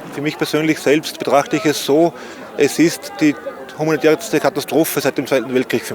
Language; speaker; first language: German; native; German